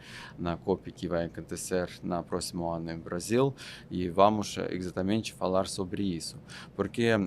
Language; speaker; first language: Portuguese; non-native, fluent; Russian